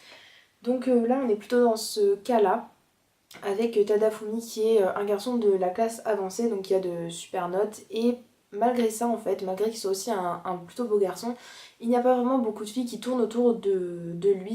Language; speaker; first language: French; native; French